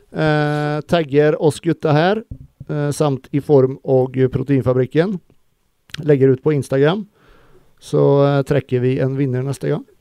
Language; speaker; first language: Norwegian; native; Norwegian